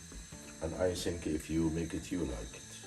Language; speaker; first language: English; non-native, learner; Arabic